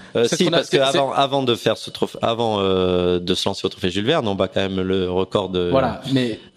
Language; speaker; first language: French; native; French